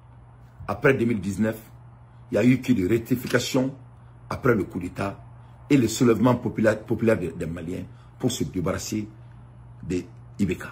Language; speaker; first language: French; non-native, local second language; Bambara